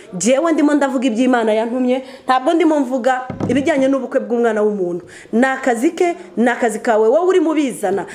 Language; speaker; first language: Kinyarwanda; early bilingual, heritage; Kinyarwanda